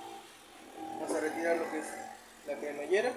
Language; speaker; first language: Spanish; native; Spanish